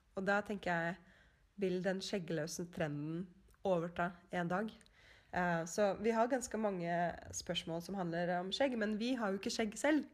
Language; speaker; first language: Norwegian; native; Norwegian